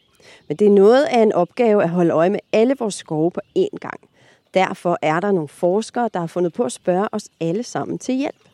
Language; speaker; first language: Danish; native; Danish